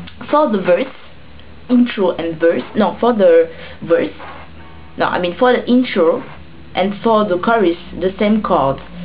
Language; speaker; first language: English; non-native, learner; French